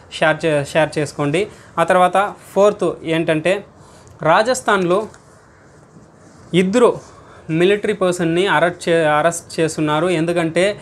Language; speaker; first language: Telugu; non-native, learner; Tamil